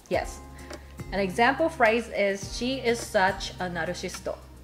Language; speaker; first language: English; non-native, fluent; Japanese